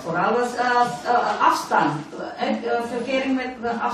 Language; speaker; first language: Dutch; non-native, learner; Indonesian